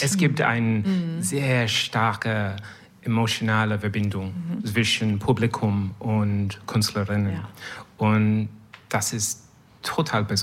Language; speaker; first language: German; non-native, learner; French